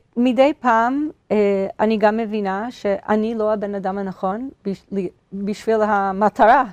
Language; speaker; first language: Hebrew; non-native, fluent; English